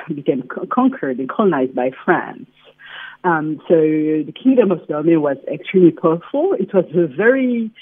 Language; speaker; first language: English; non-native, fluent; French